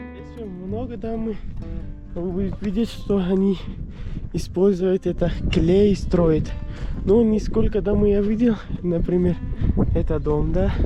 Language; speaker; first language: Russian; non-native, learner; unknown